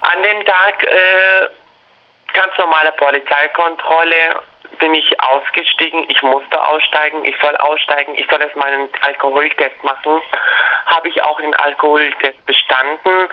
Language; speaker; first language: German; early bilingual, other home language; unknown